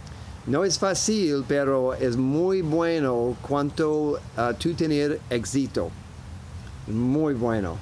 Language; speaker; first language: Spanish; non-native, learner; English